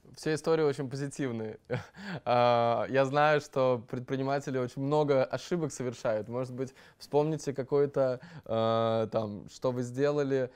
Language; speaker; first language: Russian; native; Russian